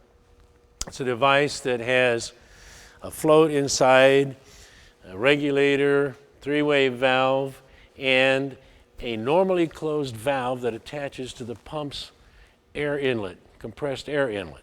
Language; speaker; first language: English; native; English